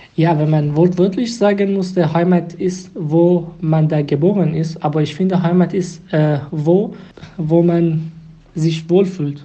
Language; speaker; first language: German; non-native, fluent; Persian